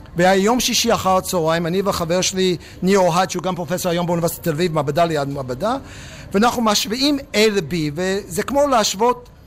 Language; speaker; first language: Hebrew; non-native, fluent; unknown